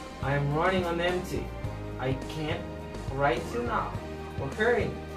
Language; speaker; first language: English; non-native, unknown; Haitian Creole